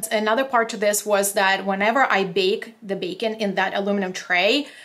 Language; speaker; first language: English; non-native, fluent; Russian